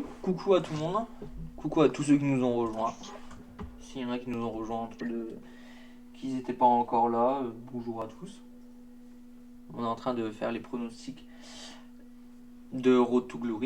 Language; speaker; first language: French; native; French